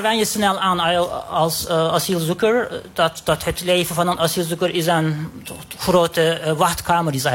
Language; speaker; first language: Dutch; non-native, fluent; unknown